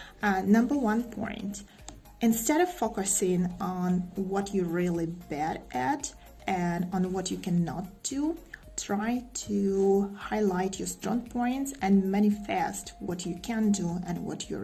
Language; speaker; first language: English; non-native, fluent; Russian